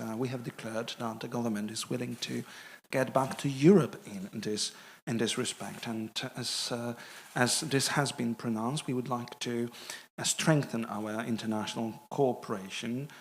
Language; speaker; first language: English; non-native, fluent; Polish